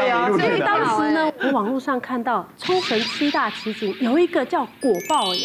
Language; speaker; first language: Chinese; native; Chinese